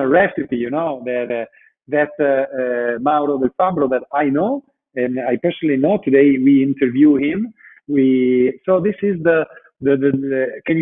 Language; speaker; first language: English; non-native, fluent; Italian